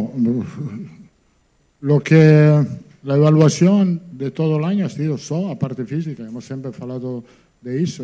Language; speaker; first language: Portuguese; non-native, learner; Italian